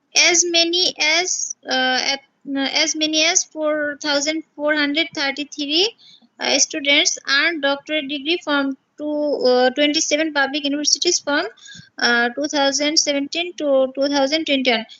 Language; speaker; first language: English; non-native, local second language; Bangla